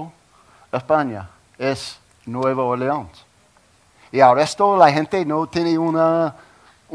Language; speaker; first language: Spanish; non-native, learner; English